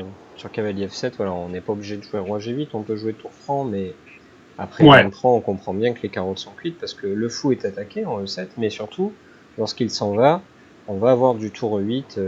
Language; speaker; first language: French; native; French